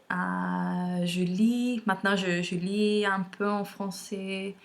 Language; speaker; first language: French; non-native, learner; English